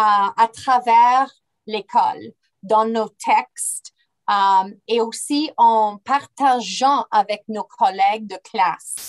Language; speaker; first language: French; non-native, fluent; English